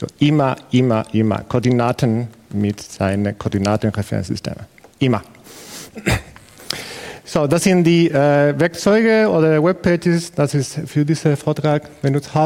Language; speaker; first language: German; non-native, fluent; Spanish